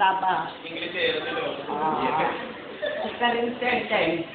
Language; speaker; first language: Spanish; non-native, local second language; Chavacano